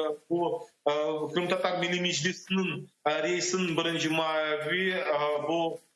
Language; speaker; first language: Turkish; non-native, learner; Crimean Tatar